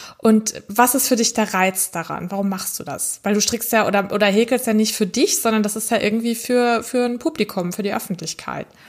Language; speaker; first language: German; native; German